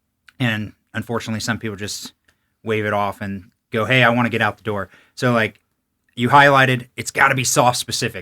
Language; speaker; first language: English; native; English